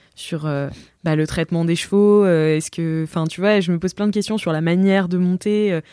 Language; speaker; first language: French; native; French